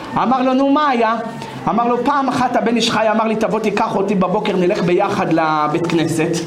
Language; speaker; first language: Hebrew; native; Hebrew